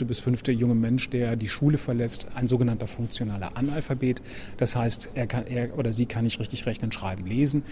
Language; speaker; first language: German; native; German